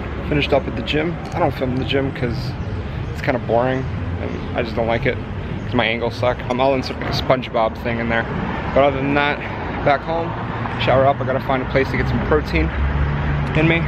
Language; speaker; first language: English; early bilingual, other home language; Russian